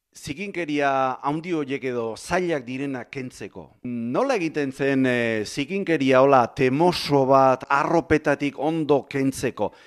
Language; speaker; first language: Basque; native; Basque